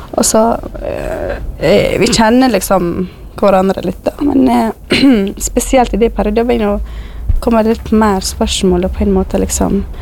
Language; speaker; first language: Norwegian; non-native, fluent; Kurdish